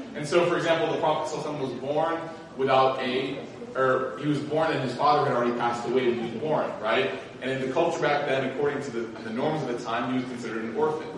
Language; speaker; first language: English; native; English